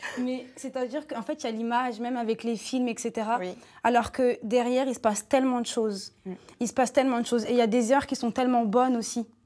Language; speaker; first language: French; native; French